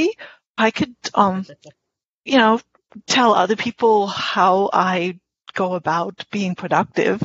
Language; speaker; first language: English; non-native, fluent; German